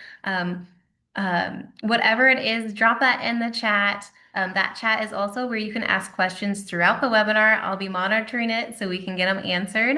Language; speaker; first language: English; native; English